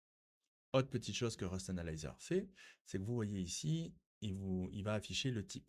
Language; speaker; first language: French; native; French